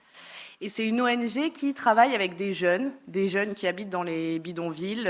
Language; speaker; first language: French; native; French